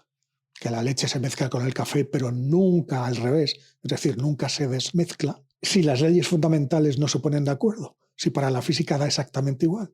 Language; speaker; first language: Spanish; native; Spanish